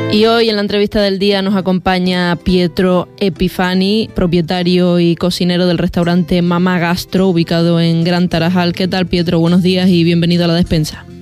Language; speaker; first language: Spanish; native; Spanish